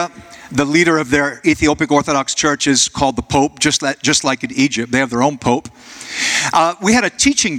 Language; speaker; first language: English; native; English